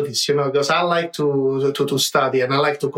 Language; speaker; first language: English; non-native, fluent; Italian